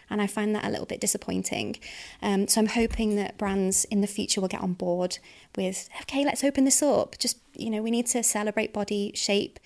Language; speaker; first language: English; native; English